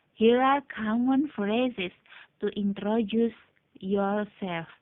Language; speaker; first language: English; non-native, fluent; Indonesian